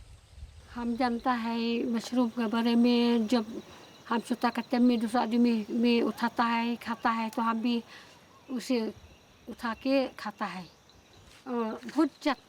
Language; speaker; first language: Hindi; non-native, local second language; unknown